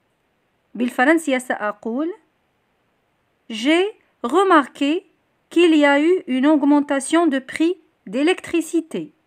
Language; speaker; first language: French; non-native, local second language; Arabic